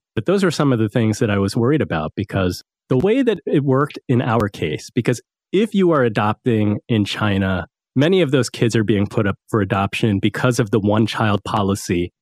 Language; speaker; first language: English; native; English